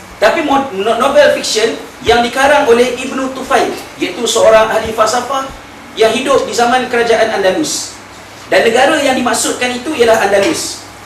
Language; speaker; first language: Malay; native; Malay